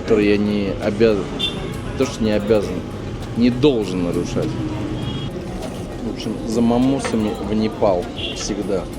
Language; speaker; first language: Russian; native; Russian